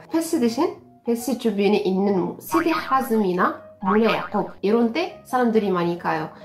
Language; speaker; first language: Korean; non-native, fluent; Arabic